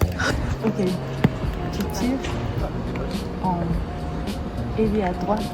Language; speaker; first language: French; non-native, learner; Swedish